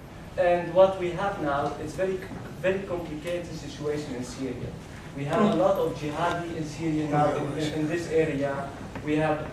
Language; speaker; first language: English; non-native, learner; Arabic